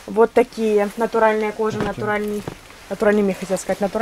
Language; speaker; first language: Russian; native; Russian